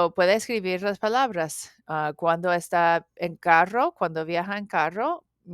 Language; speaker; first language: Spanish; non-native, learner; English